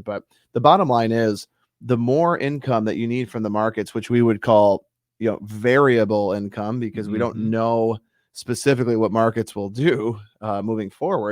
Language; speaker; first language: English; native; English